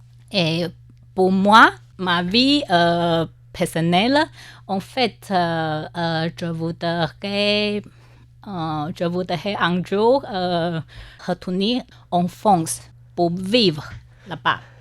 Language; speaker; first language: French; non-native, learner; Chinese